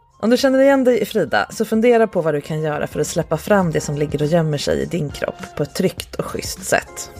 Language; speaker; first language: Swedish; native; Swedish